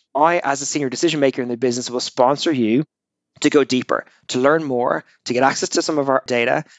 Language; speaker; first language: English; native; English